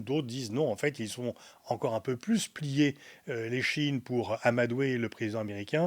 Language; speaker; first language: French; native; French